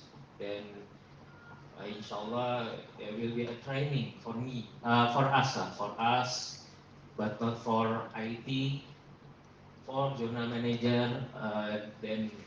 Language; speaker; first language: English; non-native, learner; Indonesian